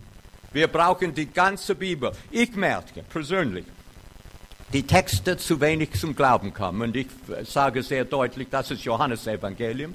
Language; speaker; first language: German; non-native, fluent; English